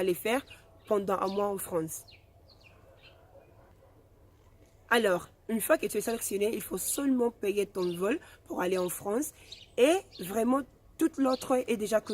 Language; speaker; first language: French; non-native, fluent; Spanish